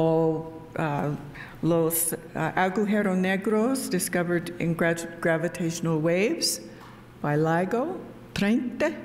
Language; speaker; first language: Spanish; non-native, learner; English